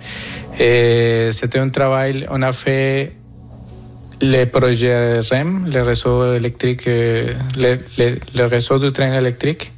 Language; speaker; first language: French; non-native, fluent; Spanish